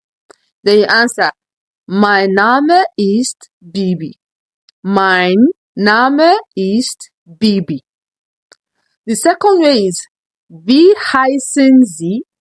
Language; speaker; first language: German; non-native, learner; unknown